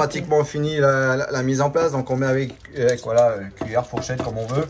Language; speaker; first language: French; native; French